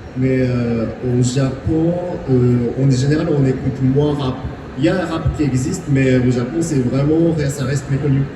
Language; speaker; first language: French; non-native, fluent; Japanese